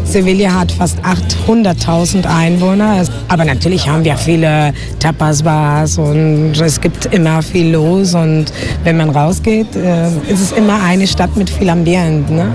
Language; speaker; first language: German; non-native, fluent; Spanish